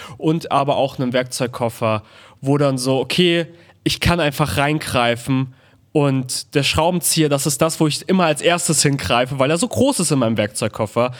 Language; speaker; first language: German; early bilingual, other home language; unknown